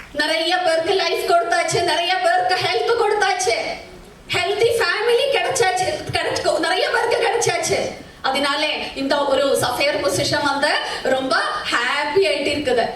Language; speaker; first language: Tamil; non-native, learner; Malayalam